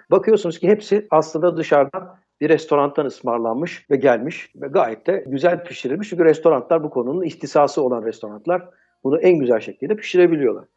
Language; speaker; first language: Turkish; early bilingual, heritage; Turkish